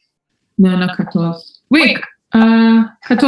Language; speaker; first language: French; non-native, learner; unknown